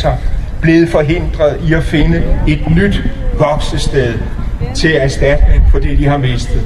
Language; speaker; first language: Danish; native; Danish